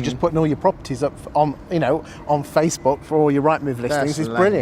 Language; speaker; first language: English; native; English